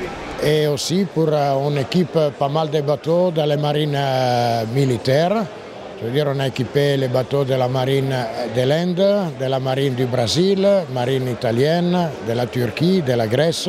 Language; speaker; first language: French; non-native, fluent; Italian